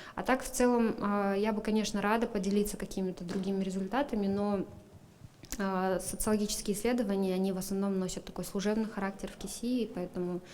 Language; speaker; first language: Russian; non-native, local second language; Kazakh